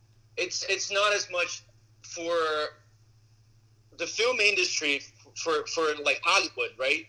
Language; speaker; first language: English; non-native, fluent; Portuguese